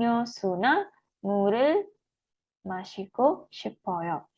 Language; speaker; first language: Korean; non-native, fluent; Indonesian